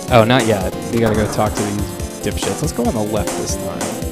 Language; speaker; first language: English; native; English